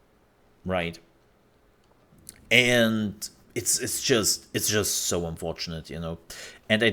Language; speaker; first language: English; non-native, fluent; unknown